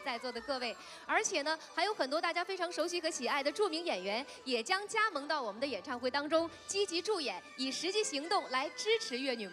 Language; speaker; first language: Chinese; native; Chinese